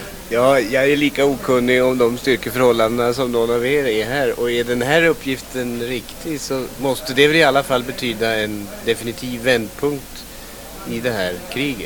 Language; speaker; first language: Swedish; native; Swedish